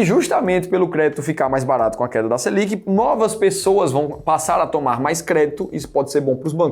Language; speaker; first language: Portuguese; native; Portuguese